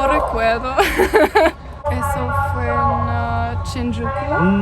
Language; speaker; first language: Spanish; non-native, fluent; German